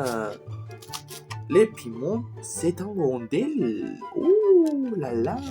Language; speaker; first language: French; non-native, learner; Spanish